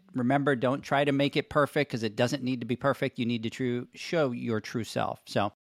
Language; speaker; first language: English; non-native, fluent; Spanish